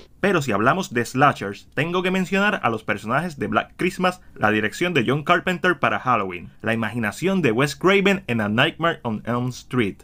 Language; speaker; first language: Spanish; native; Spanish